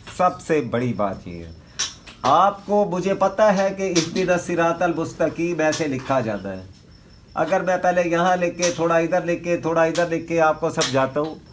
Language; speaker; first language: Urdu; native; Urdu